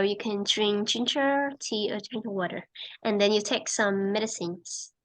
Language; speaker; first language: English; non-native, fluent; Vietnamese